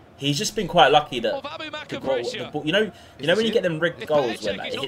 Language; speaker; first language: English; native; English